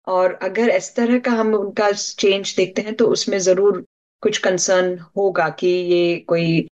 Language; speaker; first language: Hindi; non-native, local second language; Marathi